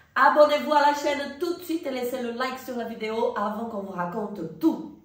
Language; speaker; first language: French; non-native, fluent; Portuguese